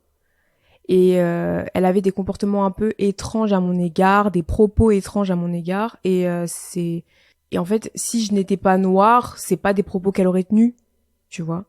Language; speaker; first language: French; native; French